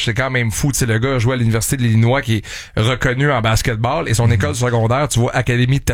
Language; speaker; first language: French; native; French